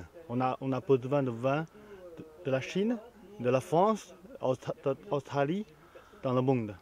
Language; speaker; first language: French; non-native, learner; Chinese